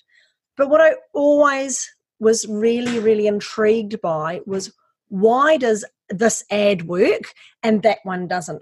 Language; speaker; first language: English; native; English